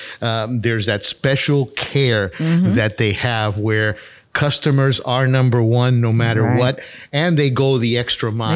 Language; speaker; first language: English; native; English